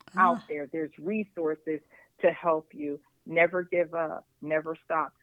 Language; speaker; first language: English; native; English